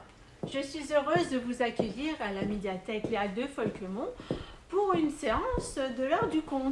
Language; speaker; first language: French; native; French